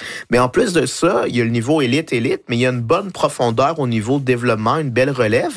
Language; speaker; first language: French; native; French